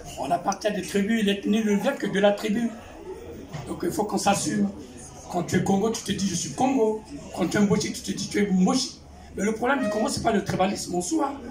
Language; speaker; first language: French; non-native, local second language; Kongo